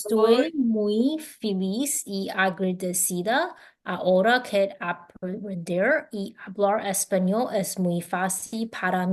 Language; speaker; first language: Spanish; non-native, learner; English